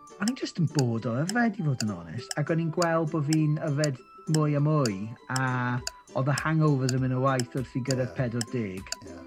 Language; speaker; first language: Welsh; native; Welsh